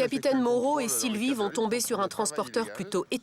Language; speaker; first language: French; native; French